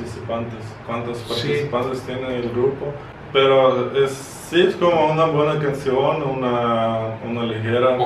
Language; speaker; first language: Spanish; non-native, fluent; Russian